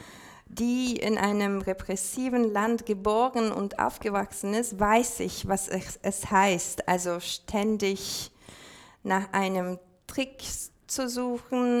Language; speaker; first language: German; non-native, fluent; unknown